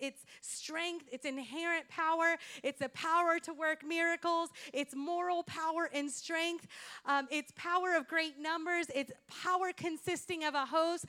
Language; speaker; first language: English; non-native, fluent; Spanish